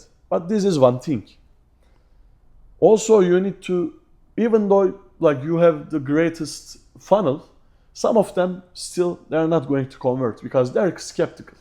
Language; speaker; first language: English; non-native, fluent; Turkish